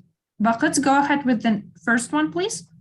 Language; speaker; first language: English; non-native, fluent; Kyrgyz